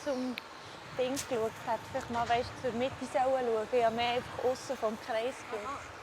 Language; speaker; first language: German; native; German